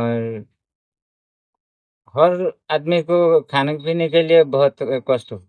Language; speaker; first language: Hindi; non-native, local second language; Bangla